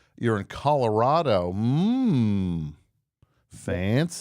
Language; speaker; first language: English; native; English